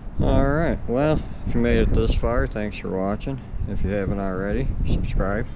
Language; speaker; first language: English; native; English